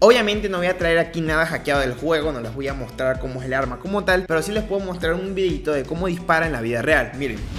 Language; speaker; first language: Spanish; native; Spanish